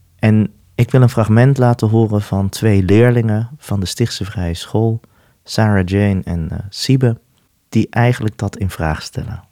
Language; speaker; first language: Dutch; native; Dutch